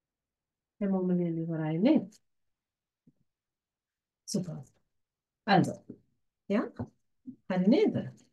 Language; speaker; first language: German; non-native, fluent; Sinhala